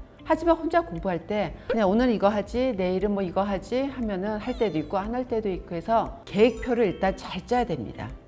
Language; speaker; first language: Korean; native; Korean